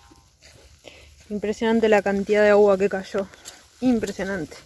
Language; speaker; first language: Spanish; native; Spanish